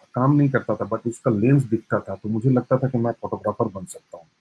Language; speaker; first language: Hindi; native; Hindi